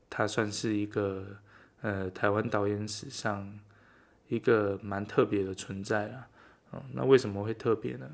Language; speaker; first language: Chinese; native; Chinese